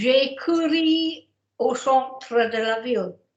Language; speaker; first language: French; non-native, learner; English